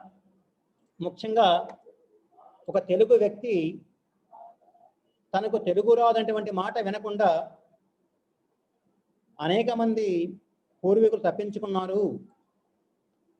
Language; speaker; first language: Telugu; native; Telugu